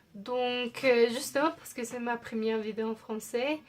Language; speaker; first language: French; non-native, fluent; Spanish